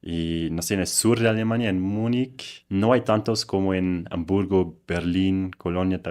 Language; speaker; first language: Spanish; non-native, fluent; German